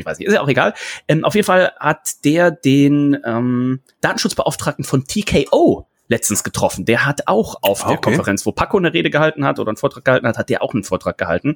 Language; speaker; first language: German; native; German